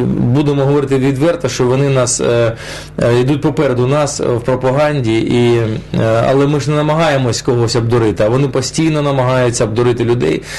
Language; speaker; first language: Ukrainian; non-native, local second language; Russian